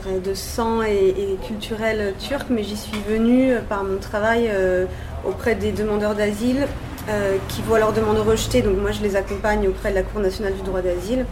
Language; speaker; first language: French; native; French